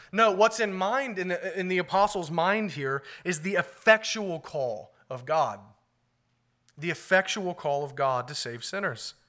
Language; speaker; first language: English; native; English